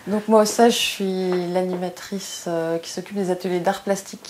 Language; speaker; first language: French; native; French